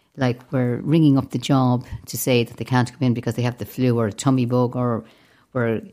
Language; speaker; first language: English; native; English